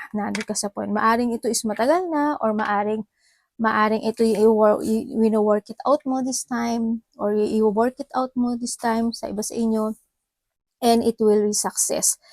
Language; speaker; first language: Filipino; native; Filipino